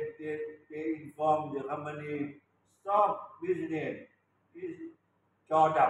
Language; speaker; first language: English; non-native, learner; Thai